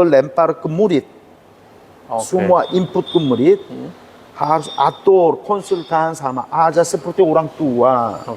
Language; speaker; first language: Indonesian; non-native, learner; Korean